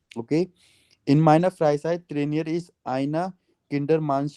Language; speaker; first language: German; non-native, fluent; Hindi